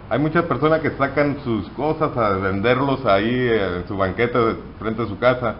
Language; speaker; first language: Spanish; native; Spanish